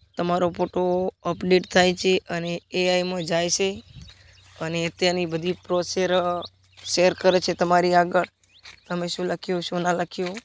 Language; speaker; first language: Gujarati; native; Gujarati